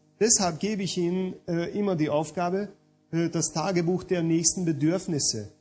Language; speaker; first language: German; non-native, fluent; Hungarian